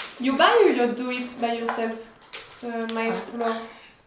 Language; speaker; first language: English; non-native, learner; French